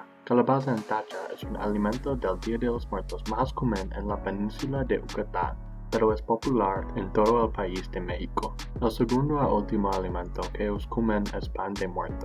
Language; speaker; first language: Spanish; non-native, learner; English